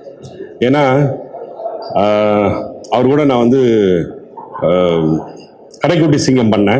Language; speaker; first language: Tamil; native; Tamil